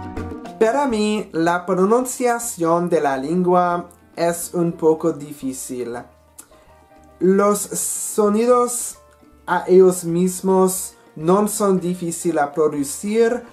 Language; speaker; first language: Spanish; non-native, learner; English